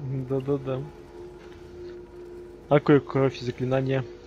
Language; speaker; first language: Russian; native; Russian